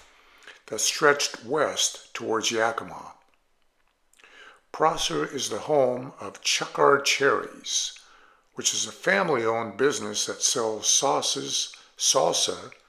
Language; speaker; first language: English; native; English